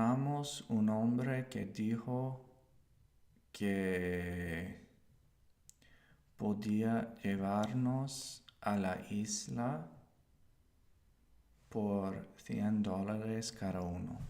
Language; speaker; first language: Spanish; non-native, learner; English